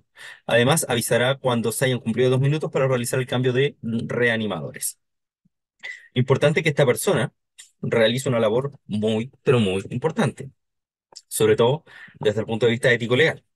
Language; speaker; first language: Spanish; native; Spanish